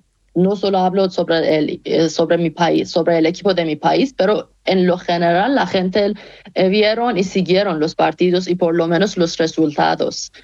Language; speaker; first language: Spanish; non-native, fluent; Persian